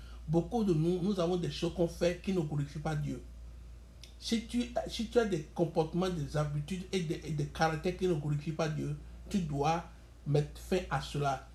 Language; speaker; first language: French; non-native, local second language; Yoruba